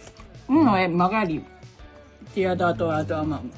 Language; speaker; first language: Italian; non-native, learner; Japanese